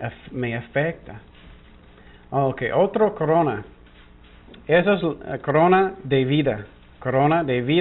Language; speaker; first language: Spanish; non-native, fluent; English